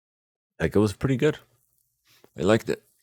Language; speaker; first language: English; early bilingual, heritage; Arabic